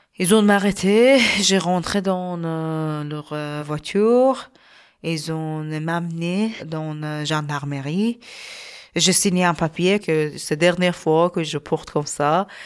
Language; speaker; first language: French; non-native, learner; Persian